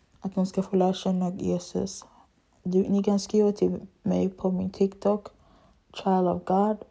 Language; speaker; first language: Swedish; early bilingual, other home language; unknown